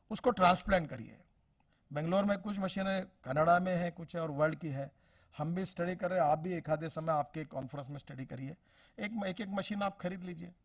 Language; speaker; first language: Hindi; non-native, local second language; Marathi